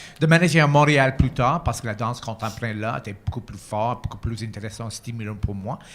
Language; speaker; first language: French; non-native, local second language; English